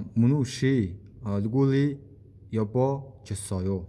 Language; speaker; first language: Korean; non-native, learner; Mongolian